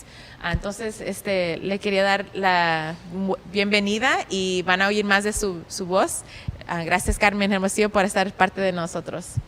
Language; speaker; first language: Spanish; early bilingual, heritage; Spanish